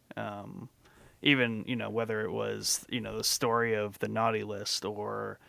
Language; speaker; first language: English; native; English